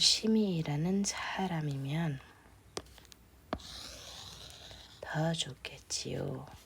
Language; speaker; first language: Korean; non-native, fluent; Indonesian